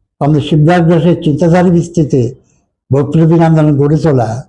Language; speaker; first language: Bangla; native; Bangla